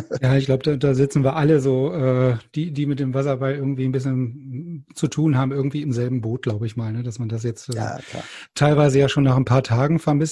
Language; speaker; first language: German; native; German